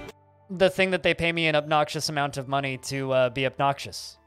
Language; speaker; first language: English; native; English